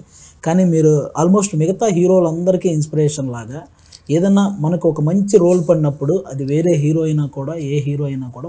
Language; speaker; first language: Telugu; native; Telugu